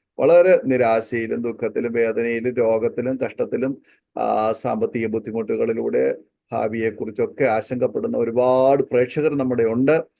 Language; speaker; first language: Malayalam; native; Malayalam